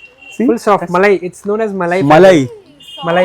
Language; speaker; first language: Malayalam; non-native, learner; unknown